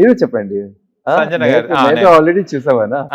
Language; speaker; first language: Telugu; non-native, learner; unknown